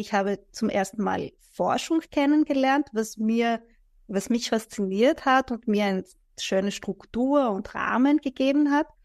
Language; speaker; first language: German; non-native, fluent; Greek